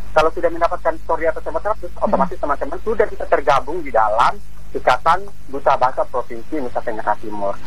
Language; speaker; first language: Indonesian; non-native, local second language; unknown